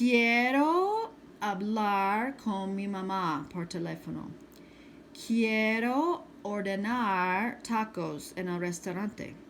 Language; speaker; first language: Spanish; non-native, fluent; English